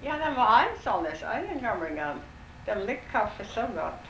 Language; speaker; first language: Norwegian; early bilingual, heritage; Norwegian